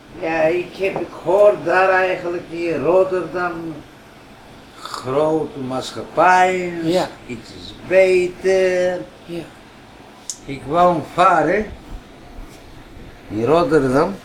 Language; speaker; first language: Dutch; non-native, learner; Greek